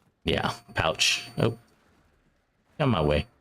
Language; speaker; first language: English; native; English